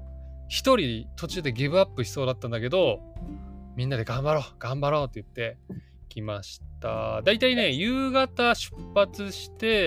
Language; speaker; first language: Japanese; native; Japanese